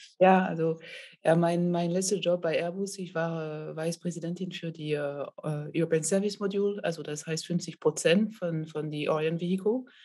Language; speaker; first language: German; non-native, fluent; French